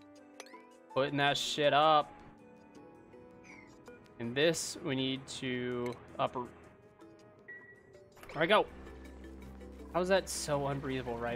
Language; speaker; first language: English; native; English